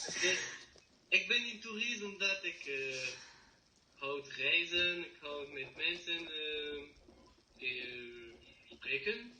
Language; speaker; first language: Dutch; non-native, learner; French